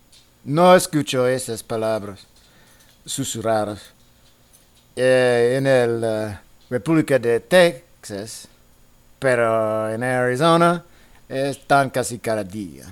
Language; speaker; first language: Spanish; non-native, learner; English